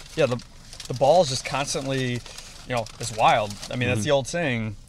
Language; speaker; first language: English; native; English